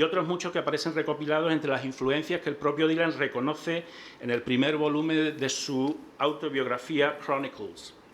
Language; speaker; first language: Spanish; native; Spanish